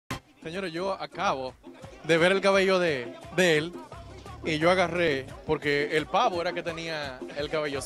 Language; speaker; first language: Spanish; native; Spanish